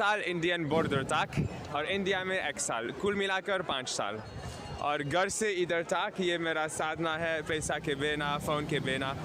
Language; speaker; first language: Hindi; non-native, learner; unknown